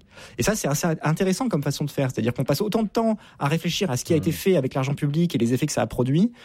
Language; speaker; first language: French; native; French